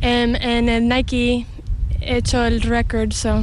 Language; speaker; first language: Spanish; early bilingual, heritage; Spanish